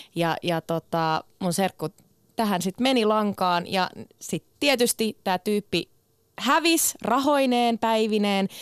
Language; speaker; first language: Finnish; early bilingual, other home language; Turkish